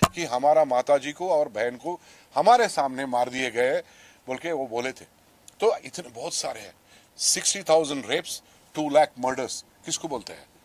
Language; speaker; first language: Hindi; non-native, local second language; Telugu